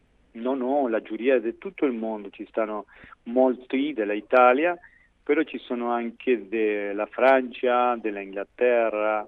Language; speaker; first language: Italian; non-native, fluent; Spanish